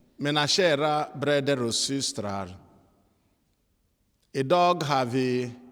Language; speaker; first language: Swedish; non-native, fluent; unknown